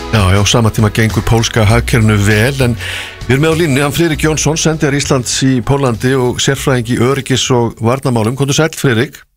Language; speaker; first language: Icelandic; native; Icelandic